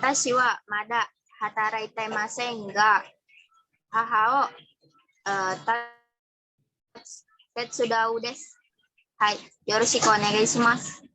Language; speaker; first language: Japanese; non-native, learner; Indonesian